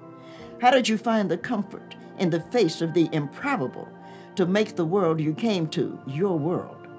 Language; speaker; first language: English; native; English